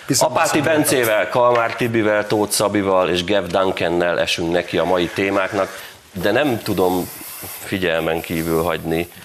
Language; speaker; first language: Hungarian; native; Hungarian